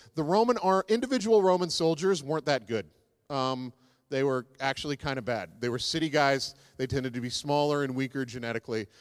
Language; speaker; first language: English; native; English